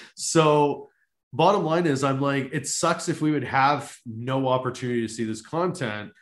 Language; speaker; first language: English; native; English